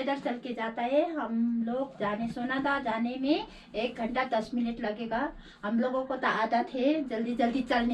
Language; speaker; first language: Hindi; non-native, local second language; Nepali